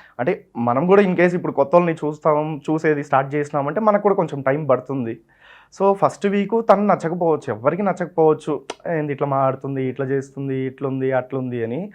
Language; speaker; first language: Telugu; non-native, local second language; Tamil